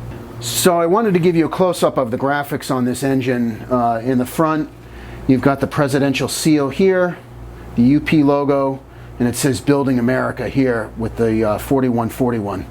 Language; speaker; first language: English; native; English